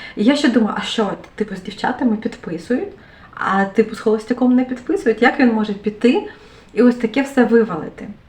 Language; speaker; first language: Ukrainian; native; Ukrainian